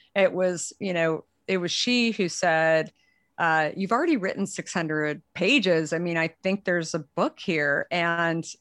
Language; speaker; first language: English; native; English